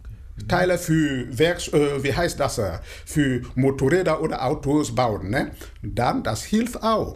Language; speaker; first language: German; non-native, fluent; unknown